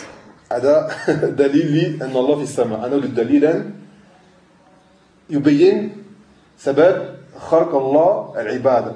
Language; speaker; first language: Arabic; non-native, fluent; French